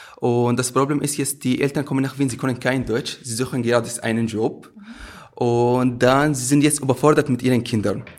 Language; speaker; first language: German; non-native, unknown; Arabic